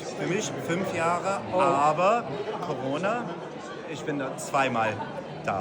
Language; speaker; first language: German; non-native, learner; English